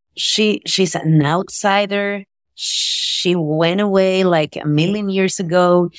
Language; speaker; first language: English; non-native, fluent; Spanish